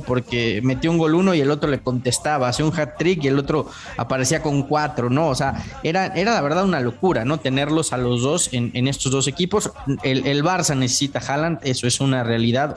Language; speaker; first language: Spanish; native; Spanish